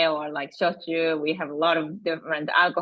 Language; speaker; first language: English; non-native, fluent; Japanese